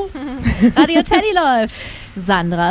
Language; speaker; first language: German; native; German